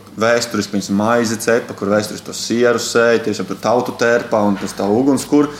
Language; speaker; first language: Latvian; native; Latvian